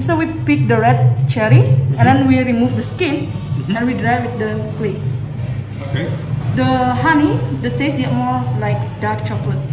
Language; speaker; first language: English; non-native, learner; Indonesian